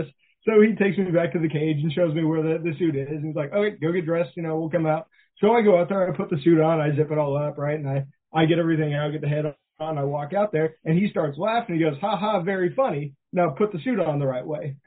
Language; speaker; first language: English; native; English